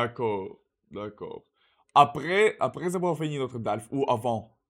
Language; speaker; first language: French; non-native, learner; Russian